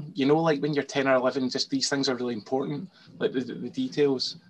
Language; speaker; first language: English; native; English